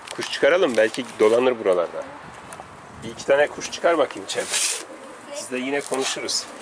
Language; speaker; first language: Turkish; native; Turkish